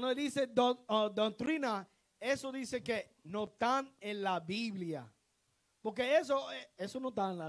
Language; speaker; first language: Spanish; non-native, learner; English